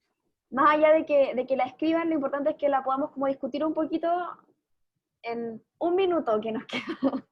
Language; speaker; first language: Spanish; native; Spanish